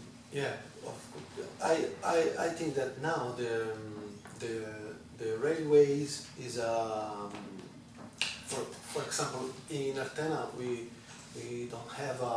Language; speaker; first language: English; non-native, learner; Italian